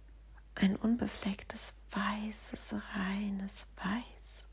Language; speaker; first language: German; native; German